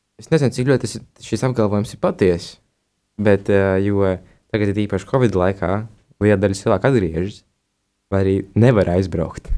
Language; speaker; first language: Latvian; native; Latvian